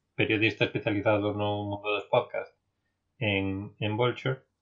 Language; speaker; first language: Spanish; non-native, local second language; Galician